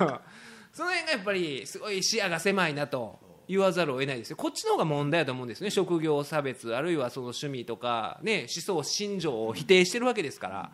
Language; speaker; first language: Japanese; native; Japanese